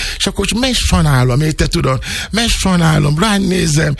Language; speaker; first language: Hungarian; non-native, fluent; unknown